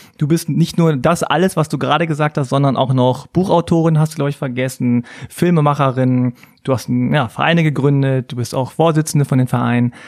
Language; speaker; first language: German; native; German